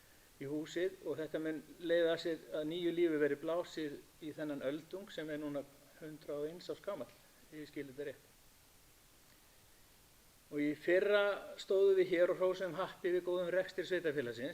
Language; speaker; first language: Icelandic; native; Icelandic